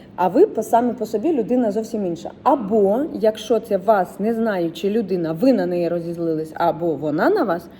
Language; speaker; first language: Ukrainian; non-native, local second language; Russian